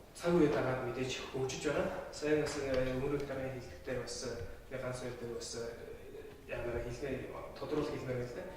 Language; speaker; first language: Mongolian; non-native, local second language; Kazakh